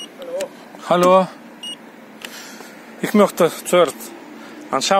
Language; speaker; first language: German; non-native, learner; Russian